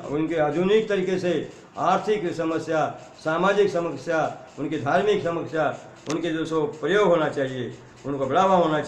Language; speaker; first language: Hindi; non-native, local second language; Lambadi